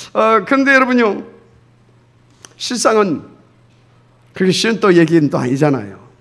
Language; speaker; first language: Korean; native; Korean